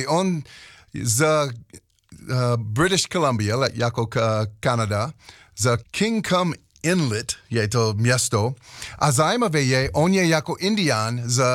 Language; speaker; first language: Czech; non-native, learner; English